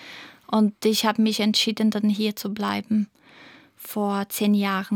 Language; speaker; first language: German; non-native, fluent; Portuguese